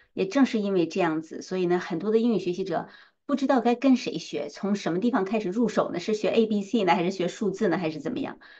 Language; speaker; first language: Chinese; native; Chinese